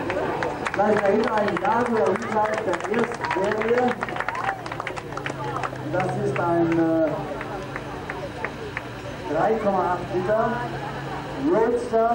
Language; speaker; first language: German; native; German